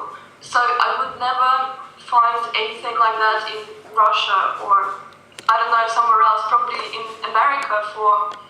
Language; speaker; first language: English; non-native, fluent; Russian